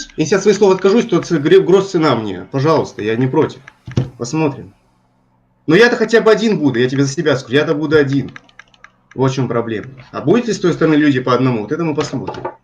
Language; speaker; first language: Russian; native; Russian